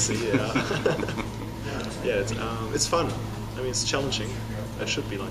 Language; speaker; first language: English; non-native, fluent; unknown